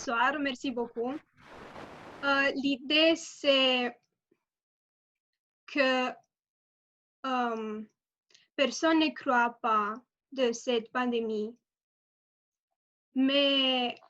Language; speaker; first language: French; non-native, learner; Romanian